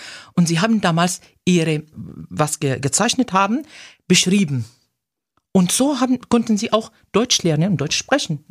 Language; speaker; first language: German; non-native, fluent; Arabic